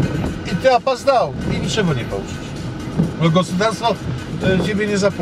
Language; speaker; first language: Russian; non-native, learner; Polish